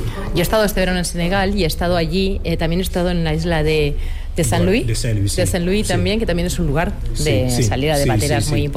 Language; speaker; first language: Spanish; native; Spanish